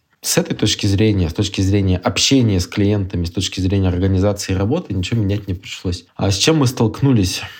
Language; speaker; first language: Russian; native; Russian